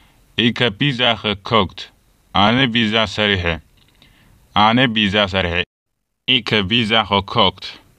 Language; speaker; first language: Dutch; non-native, learner; Tigrinya